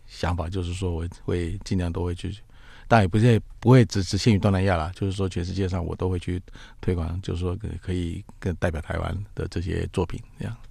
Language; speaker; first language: Chinese; native; Chinese